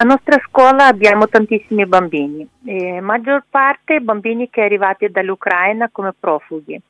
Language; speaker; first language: Italian; non-native, learner; Ukrainian